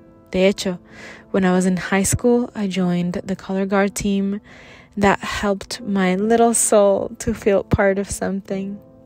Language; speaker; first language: English; early bilingual, other home language; Spanish